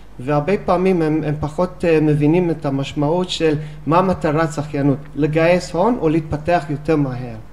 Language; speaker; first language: Hebrew; non-native, fluent; English